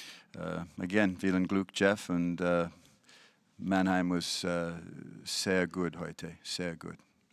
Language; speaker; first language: German; non-native, learner; English